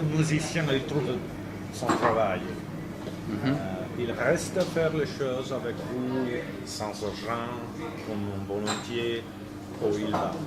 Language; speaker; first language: French; non-native, fluent; Italian